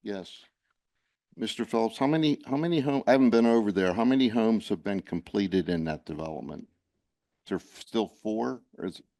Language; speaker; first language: English; native; English